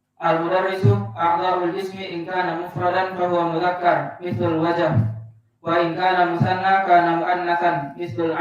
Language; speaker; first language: Arabic; non-native, learner; Indonesian